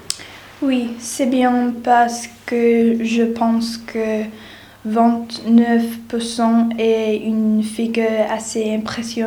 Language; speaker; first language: French; non-native, learner; English